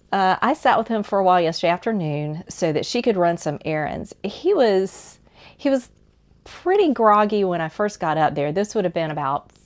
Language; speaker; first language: English; native; English